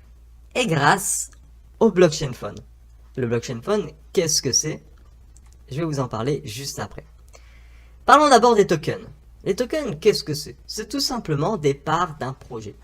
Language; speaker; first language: French; native; French